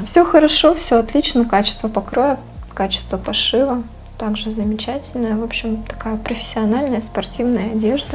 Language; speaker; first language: Russian; native; Russian